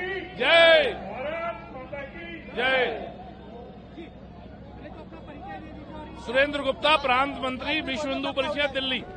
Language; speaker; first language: Hindi; native; Hindi